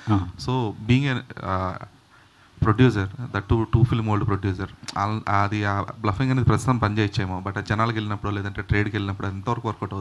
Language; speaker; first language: Telugu; native; Telugu